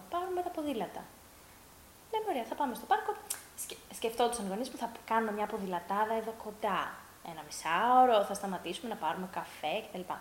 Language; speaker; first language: Greek; early bilingual, heritage; Greek